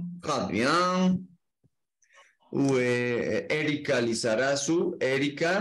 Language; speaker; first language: French; non-native, learner; Spanish